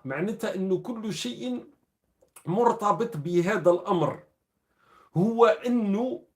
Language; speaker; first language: Arabic; native; Arabic